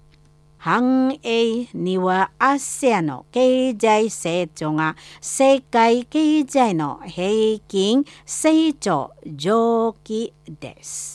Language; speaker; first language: Japanese; non-native, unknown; Indonesian